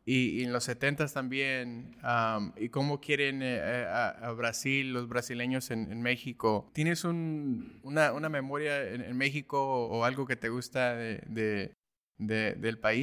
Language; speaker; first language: Spanish; early bilingual, heritage; Spanish